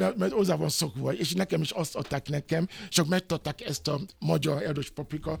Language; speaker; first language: Hungarian; non-native, fluent; Yoruba